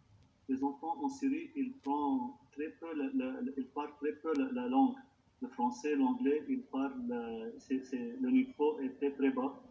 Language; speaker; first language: French; non-native, local second language; Arabic